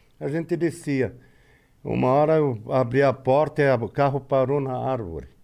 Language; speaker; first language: Portuguese; non-native, fluent; Arabic